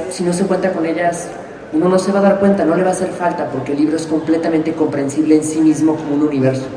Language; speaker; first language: Spanish; native; Spanish